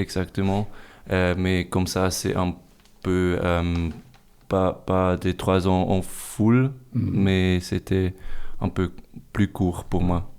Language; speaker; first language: French; non-native, fluent; German